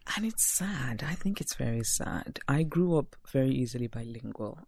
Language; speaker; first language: English; non-native, local second language; Igbo